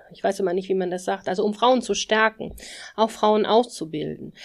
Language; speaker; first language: German; native; German